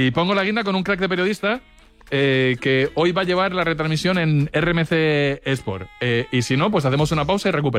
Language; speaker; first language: Spanish; native; Spanish